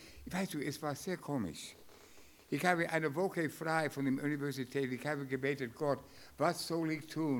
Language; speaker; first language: German; non-native, fluent; English